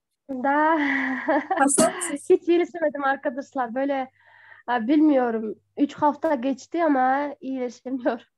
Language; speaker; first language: Turkish; non-native, fluent; Kyrgyz